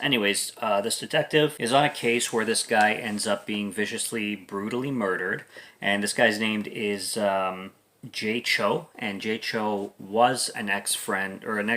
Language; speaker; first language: English; native; English